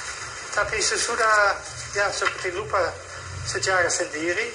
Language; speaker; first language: Indonesian; non-native, fluent; Dutch